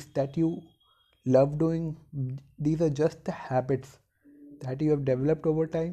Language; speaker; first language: English; non-native, local second language; Hindi